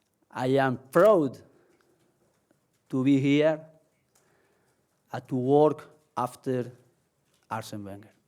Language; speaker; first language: English; non-native, learner; Spanish